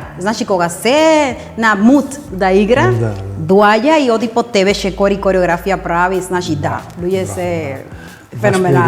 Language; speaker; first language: Macedonian; non-native, learner; Spanish